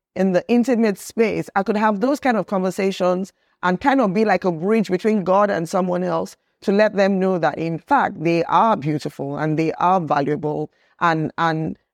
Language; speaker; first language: English; non-native, local second language; Yoruba